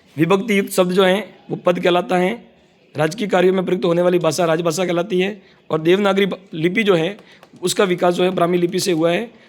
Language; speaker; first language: Hindi; native; Hindi